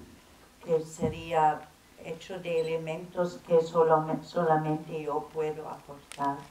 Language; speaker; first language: Spanish; non-native, fluent; German